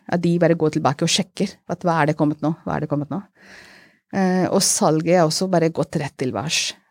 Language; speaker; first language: Norwegian; non-native, fluent; Hindi